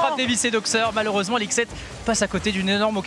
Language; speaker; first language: French; native; French